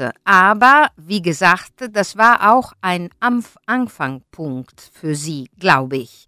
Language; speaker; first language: German; non-native, learner; Italian